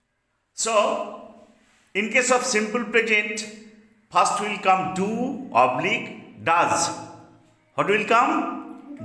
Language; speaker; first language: English; non-native, local second language; Bangla